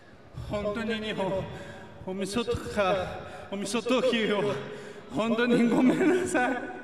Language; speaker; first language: Japanese; non-native, learner; Portuguese